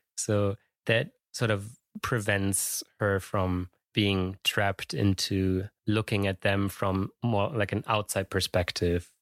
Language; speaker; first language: English; non-native, fluent; German